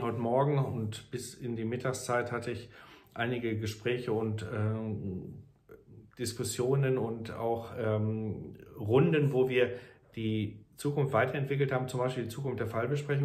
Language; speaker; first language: German; native; German